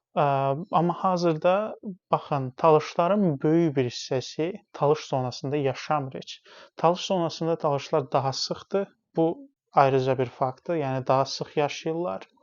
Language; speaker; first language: Azerbaijani; non-native, local second language; Talysh